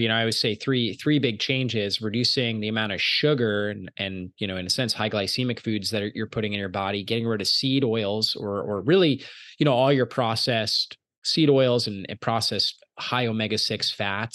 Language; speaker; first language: English; native; English